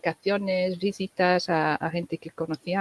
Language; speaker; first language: Spanish; non-native, fluent; English